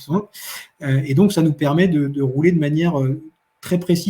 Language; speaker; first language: French; native; French